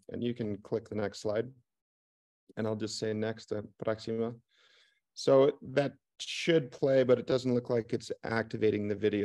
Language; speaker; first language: English; native; English